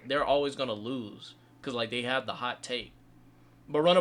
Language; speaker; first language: English; native; English